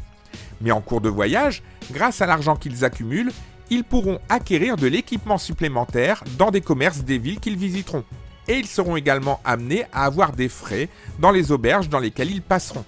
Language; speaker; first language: French; native; French